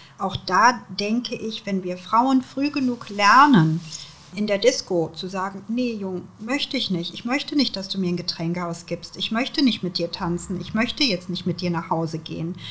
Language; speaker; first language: German; early bilingual, other home language; Serbian